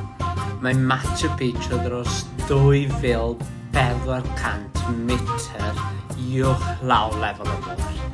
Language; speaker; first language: Welsh; non-native, learner; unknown